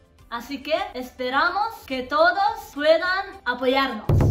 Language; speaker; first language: Spanish; non-native, learner; Japanese